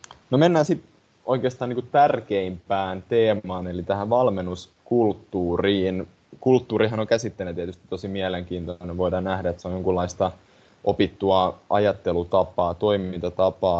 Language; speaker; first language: Finnish; native; Finnish